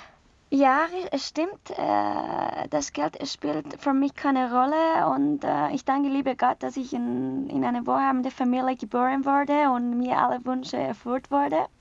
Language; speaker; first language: German; non-native, learner; Persian